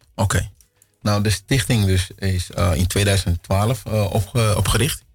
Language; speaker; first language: Dutch; early bilingual, other home language; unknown